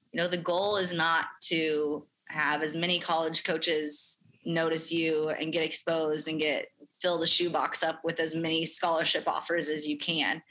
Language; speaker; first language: English; native; English